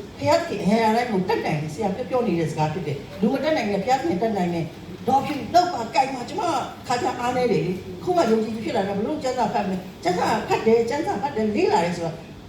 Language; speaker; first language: Burmese; non-native, local second language; Shan